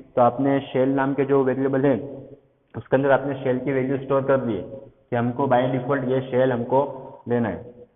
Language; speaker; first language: Hindi; non-native, local second language; Gujarati